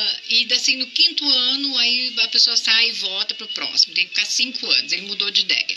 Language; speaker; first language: Portuguese; native; Portuguese